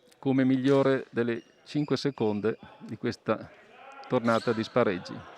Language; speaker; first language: Italian; native; Italian